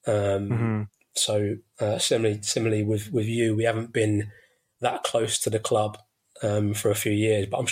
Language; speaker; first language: English; native; English